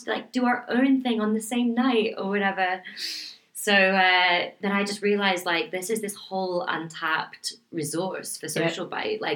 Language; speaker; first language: English; native; English